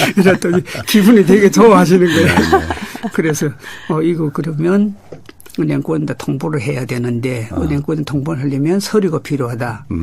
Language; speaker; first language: Korean; early bilingual, heritage; Korean